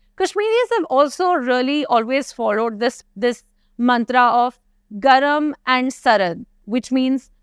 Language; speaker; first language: English; non-native, local second language; Kashmiri